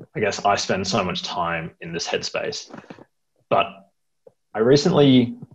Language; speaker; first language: English; native; English